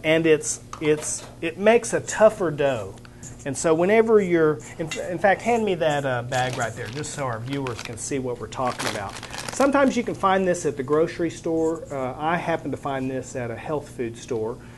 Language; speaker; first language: English; native; English